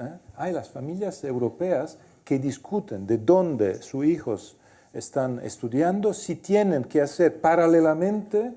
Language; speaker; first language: Spanish; non-native, fluent; Italian